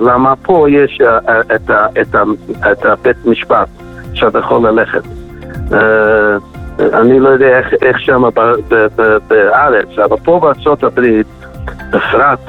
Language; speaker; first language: Hebrew; non-native, fluent; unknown